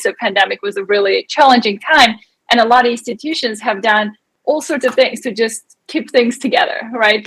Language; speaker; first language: English; native; English